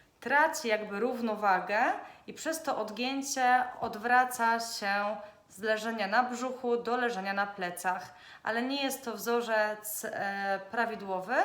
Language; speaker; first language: Polish; native; Polish